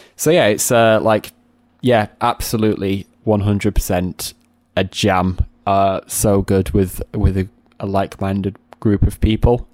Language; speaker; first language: English; native; English